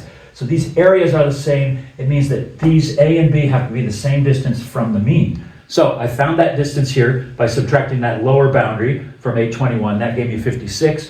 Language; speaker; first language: English; native; English